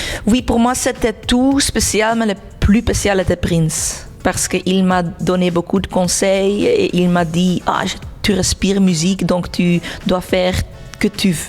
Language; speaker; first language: French; non-native, local second language; Dutch